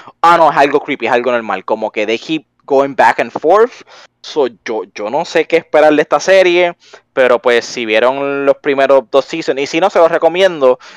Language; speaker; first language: Spanish; native; Spanish